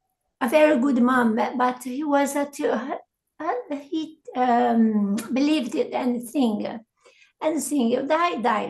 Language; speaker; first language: English; non-native, learner; Portuguese